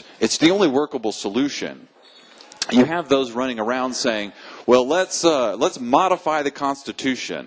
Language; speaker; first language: English; native; English